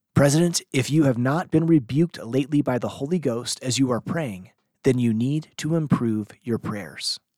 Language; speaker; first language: English; native; English